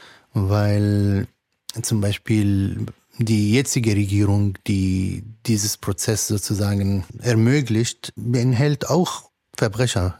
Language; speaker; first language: German; non-native, fluent; Arabic